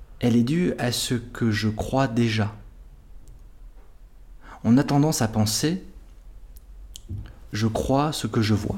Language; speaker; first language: French; native; French